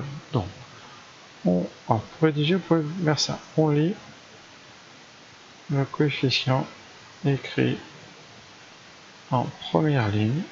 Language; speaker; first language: French; native; French